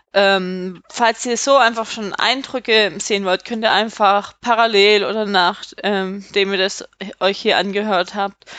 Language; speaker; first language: German; native; German